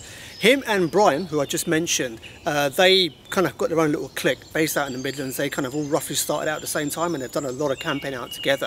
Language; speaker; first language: English; native; English